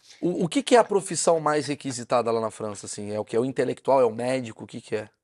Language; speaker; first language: Portuguese; native; Portuguese